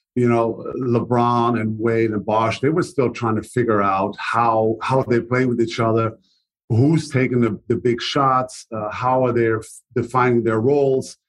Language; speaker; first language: English; non-native, fluent; German